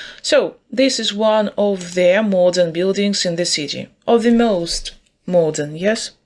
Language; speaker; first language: English; non-native, fluent; Ukrainian